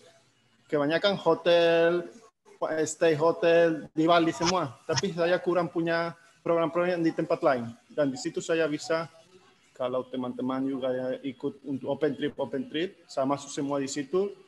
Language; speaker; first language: Indonesian; non-native, fluent; Spanish